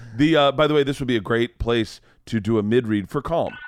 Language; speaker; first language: English; native; English